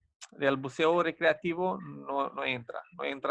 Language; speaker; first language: Spanish; non-native, fluent; Romanian